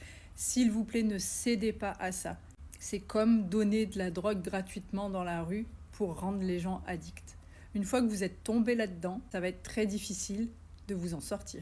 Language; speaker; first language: French; native; French